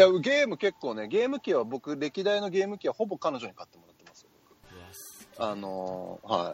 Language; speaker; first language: Japanese; native; Japanese